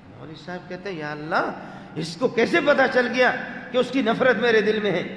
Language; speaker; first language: Urdu; non-native, local second language; Baluchi